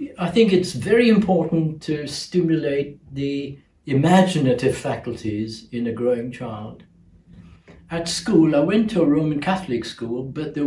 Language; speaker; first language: English; non-native, local second language; Gujarati